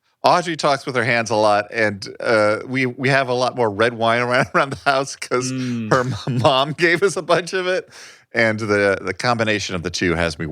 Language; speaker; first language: English; native; English